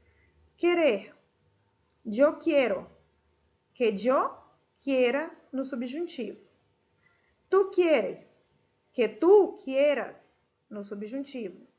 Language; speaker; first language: Spanish; non-native, fluent; Portuguese